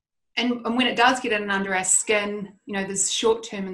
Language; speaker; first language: English; native; English